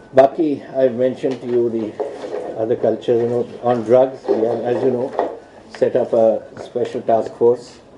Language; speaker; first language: English; non-native, local second language; Punjabi